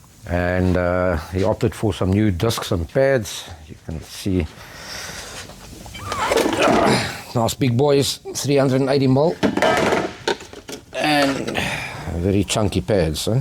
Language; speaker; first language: English; native; English